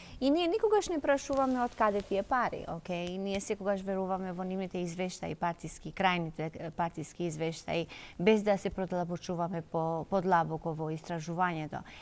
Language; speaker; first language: Macedonian; non-native, local second language; Albanian